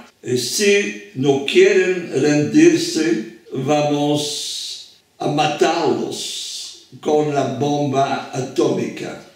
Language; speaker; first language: Spanish; non-native, fluent; French